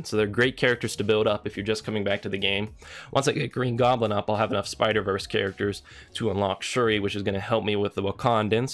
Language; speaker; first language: English; native; English